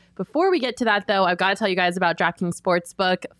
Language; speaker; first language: English; native; English